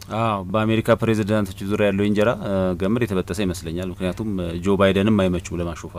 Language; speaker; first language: Amharic; native; Amharic